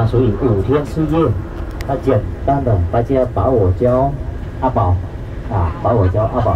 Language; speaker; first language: Chinese; non-native, fluent; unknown